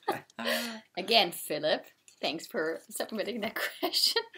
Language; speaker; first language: English; non-native, fluent; German